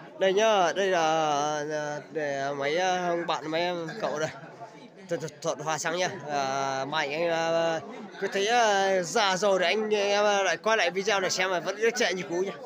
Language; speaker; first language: Vietnamese; non-native, local second language; Hmong